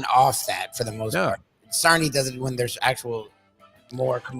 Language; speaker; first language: English; native; English